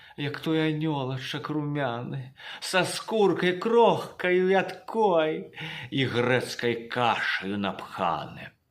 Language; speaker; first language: Belarusian; native; Belarusian